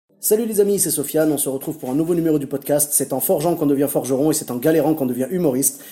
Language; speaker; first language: French; native; French